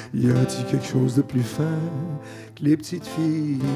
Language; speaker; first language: French; native; French